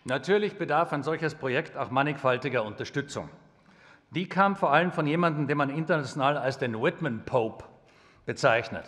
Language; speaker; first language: German; native; German